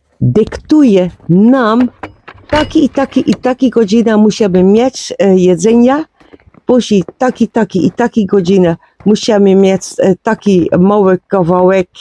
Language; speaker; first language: Polish; non-native, learner; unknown